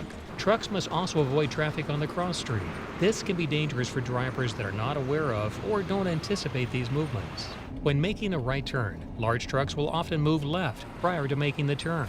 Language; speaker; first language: English; native; English